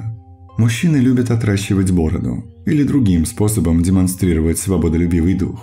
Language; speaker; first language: Russian; native; Russian